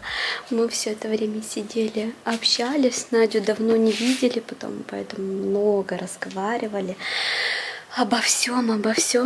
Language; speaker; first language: Russian; native; Russian